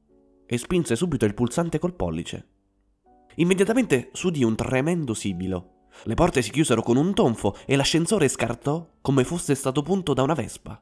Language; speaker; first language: Italian; native; Italian